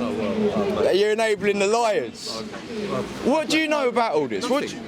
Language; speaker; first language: English; native; English